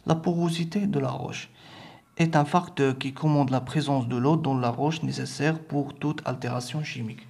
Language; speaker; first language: French; non-native, local second language; Arabic